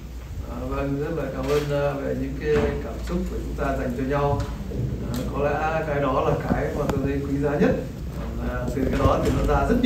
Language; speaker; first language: Vietnamese; native; Vietnamese